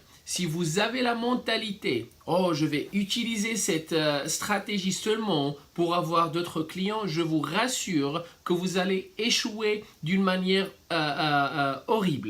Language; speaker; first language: French; non-native, fluent; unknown